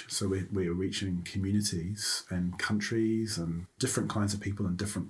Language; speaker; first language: English; native; English